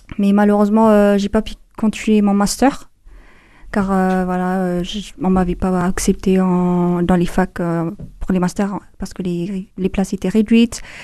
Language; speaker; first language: French; non-native, fluent; Amharic